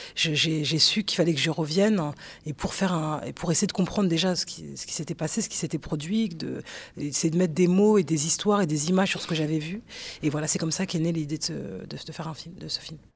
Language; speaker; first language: French; native; French